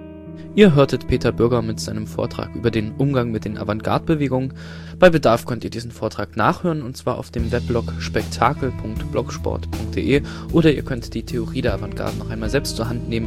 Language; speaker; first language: German; native; German